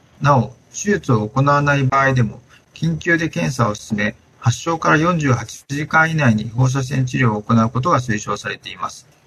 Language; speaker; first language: Japanese; native; Japanese